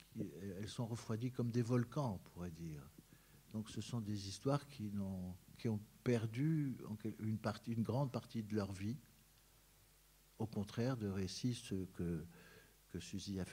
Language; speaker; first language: French; native; French